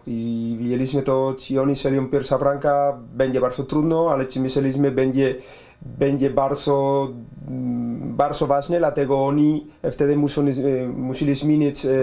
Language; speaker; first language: Polish; non-native, learner; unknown